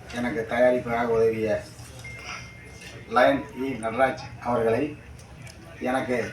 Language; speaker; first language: Tamil; native; Tamil